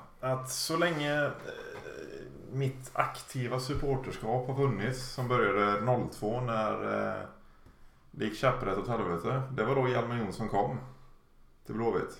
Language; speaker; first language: Swedish; native; Swedish